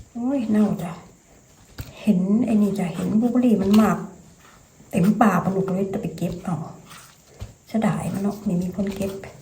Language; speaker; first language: Thai; native; Thai